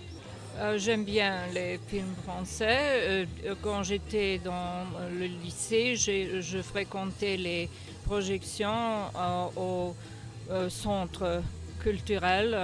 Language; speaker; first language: French; non-native, fluent; Serbian